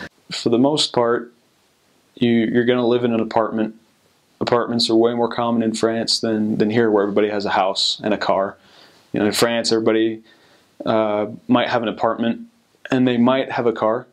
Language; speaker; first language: English; native; English